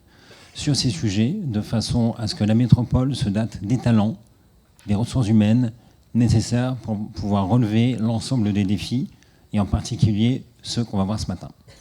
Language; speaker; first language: French; native; French